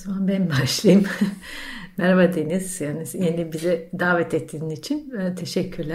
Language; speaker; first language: Turkish; non-native, fluent; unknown